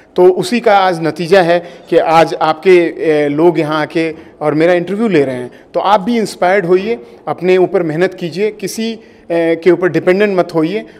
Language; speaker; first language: Hindi; native; Hindi